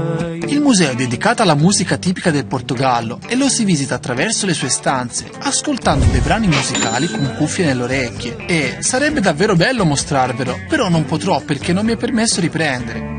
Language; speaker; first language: Italian; native; Italian